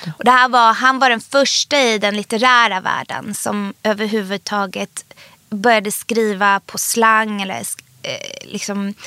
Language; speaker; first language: Swedish; early bilingual, other home language; Persian